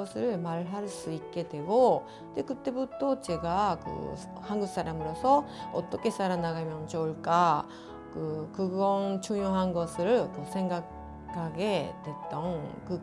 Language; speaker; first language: Korean; early bilingual, heritage; Japanese